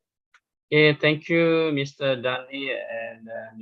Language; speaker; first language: English; non-native, fluent; Indonesian